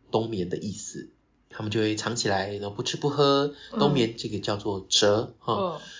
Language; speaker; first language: Chinese; non-native, local second language; Min Nan Chinese